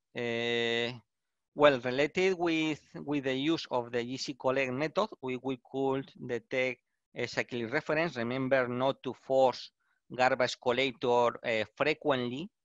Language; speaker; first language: English; non-native, learner; Spanish